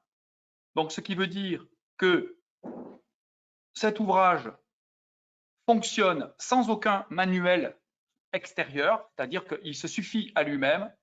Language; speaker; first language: French; native; French